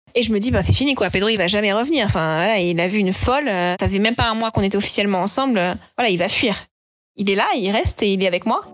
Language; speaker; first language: French; native; French